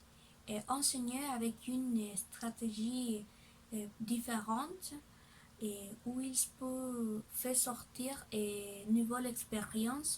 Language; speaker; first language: French; non-native, learner; Spanish